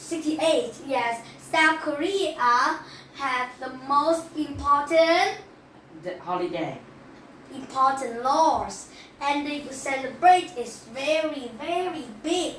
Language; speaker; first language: English; non-native, learner; Vietnamese